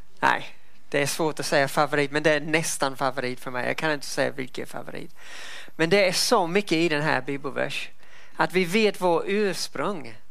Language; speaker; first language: Swedish; non-native, fluent; English